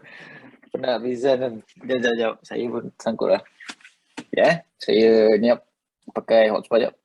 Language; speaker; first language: Malay; native; Malay